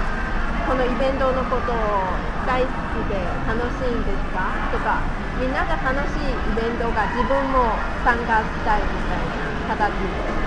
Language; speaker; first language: Japanese; non-native, fluent; Chinese